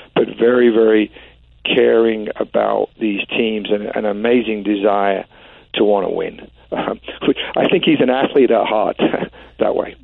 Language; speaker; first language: English; native; English